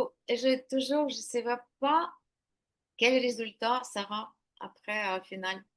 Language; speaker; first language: French; non-native, learner; Ukrainian